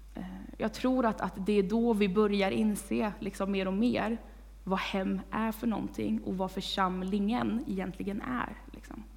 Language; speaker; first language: Swedish; native; Swedish